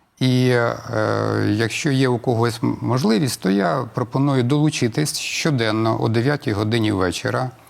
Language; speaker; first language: Ukrainian; non-native, local second language; Russian